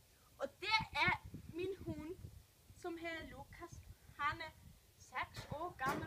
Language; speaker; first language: Danish; non-native, learner; Icelandic